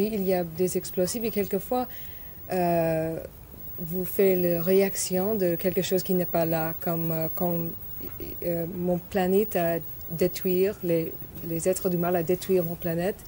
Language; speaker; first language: French; non-native, learner; English